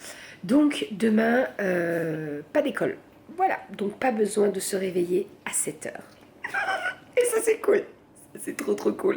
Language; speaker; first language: French; native; French